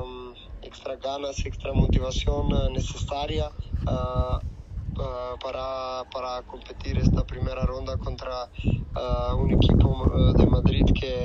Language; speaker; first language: Spanish; non-native, fluent; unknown